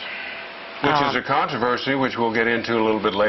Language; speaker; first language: English; native; English